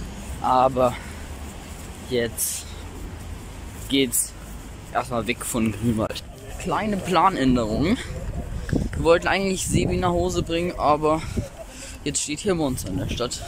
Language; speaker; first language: German; native; German